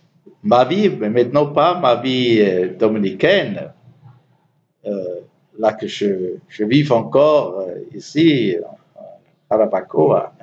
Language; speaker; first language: French; non-native, learner; German